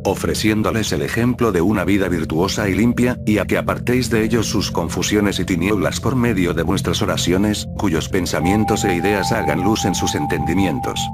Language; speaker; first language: Spanish; native; Spanish